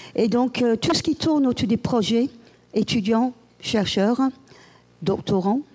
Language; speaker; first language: French; non-native, fluent; English